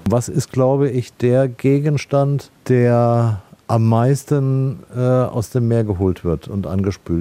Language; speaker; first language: German; native; German